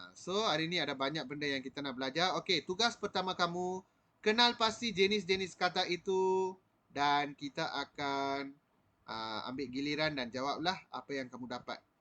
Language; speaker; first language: Malay; non-native, local second language; Tamil